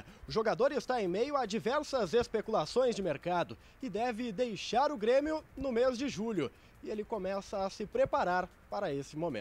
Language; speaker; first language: Portuguese; native; Portuguese